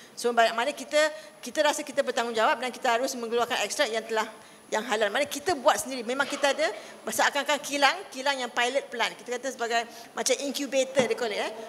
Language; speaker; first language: Malay; native; Malay